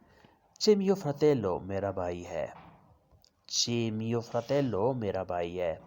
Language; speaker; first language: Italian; non-native, learner; Urdu